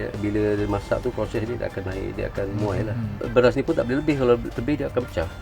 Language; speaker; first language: Malay; native; Malay